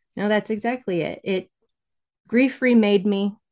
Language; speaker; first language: English; native; English